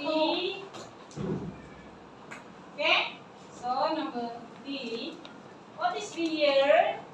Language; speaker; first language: English; non-native, learner; Indonesian